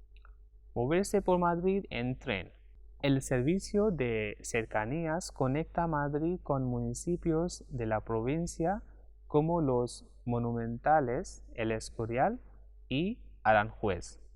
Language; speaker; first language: Spanish; non-native, fluent; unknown